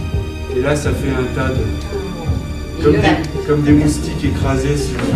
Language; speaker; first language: French; native; French